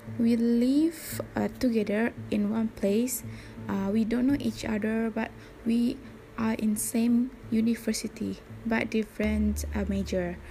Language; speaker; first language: English; non-native, learner; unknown